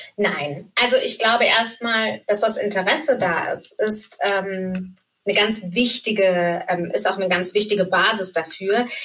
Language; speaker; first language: German; native; German